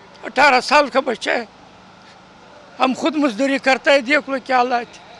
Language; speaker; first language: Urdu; non-native, local second language; Pashto